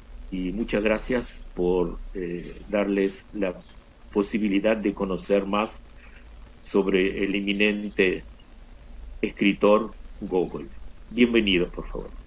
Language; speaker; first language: Spanish; non-native, fluent; Russian